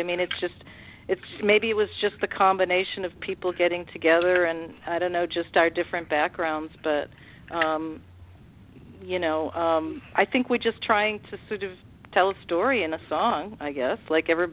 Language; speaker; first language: English; native; English